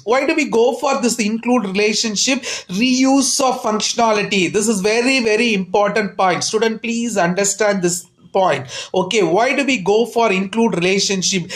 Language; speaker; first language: English; non-native, local second language; Tamil